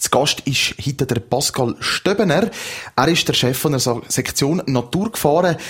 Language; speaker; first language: German; native; German